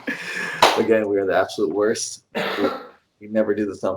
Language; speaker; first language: English; native; English